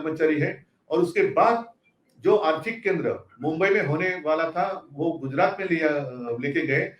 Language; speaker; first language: Hindi; non-native, local second language; Marathi